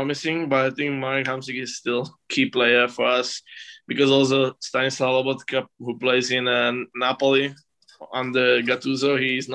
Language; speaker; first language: English; non-native, fluent; Slovak